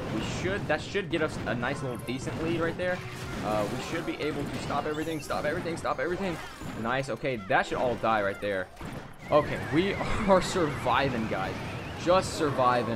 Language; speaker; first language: English; native; English